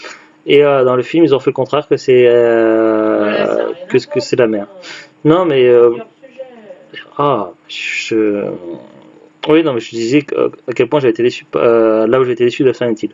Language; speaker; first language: French; native; French